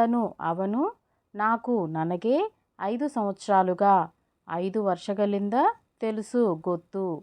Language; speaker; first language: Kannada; non-native, fluent; Telugu